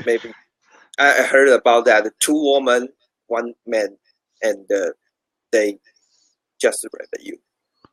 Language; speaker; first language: English; non-native, learner; Chinese